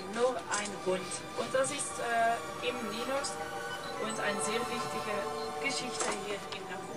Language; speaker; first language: German; non-native, fluent; Norwegian